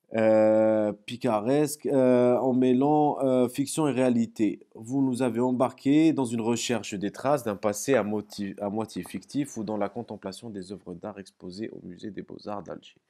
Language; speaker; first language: French; non-native, local second language; Arabic